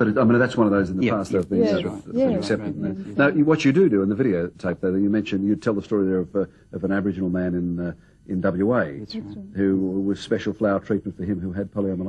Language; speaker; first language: English; native; English